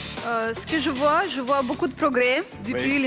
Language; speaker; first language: French; non-native, fluent; Russian